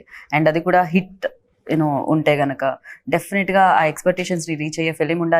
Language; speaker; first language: Telugu; native; Telugu